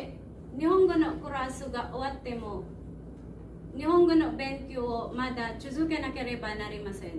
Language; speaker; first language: Japanese; non-native, learner; Filipino